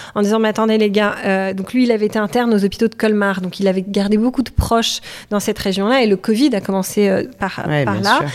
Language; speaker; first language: French; native; French